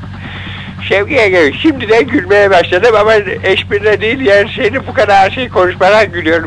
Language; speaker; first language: Turkish; native; Turkish